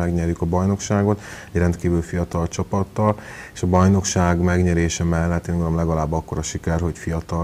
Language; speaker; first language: Hungarian; native; Hungarian